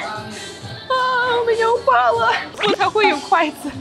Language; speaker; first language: Chinese; non-native, fluent; Russian